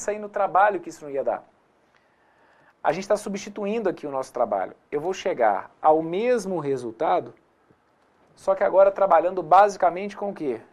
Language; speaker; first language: Portuguese; native; Portuguese